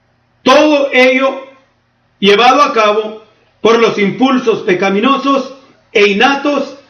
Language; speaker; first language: Spanish; native; Spanish